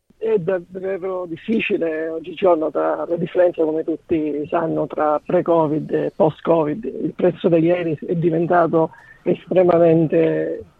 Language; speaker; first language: Italian; native; Italian